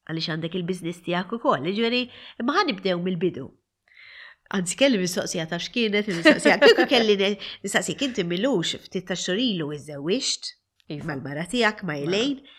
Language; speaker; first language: Maltese; native; Maltese